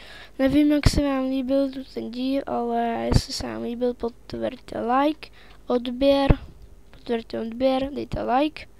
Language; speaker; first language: Czech; native; Czech